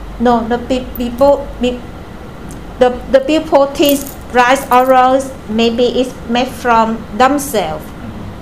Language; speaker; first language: English; non-native, learner; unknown